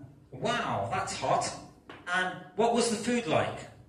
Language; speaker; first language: English; non-native, fluent; Italian